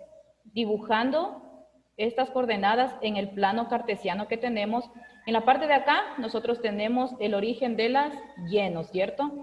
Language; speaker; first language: Spanish; native; Spanish